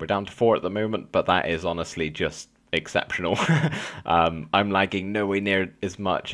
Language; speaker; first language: English; native; English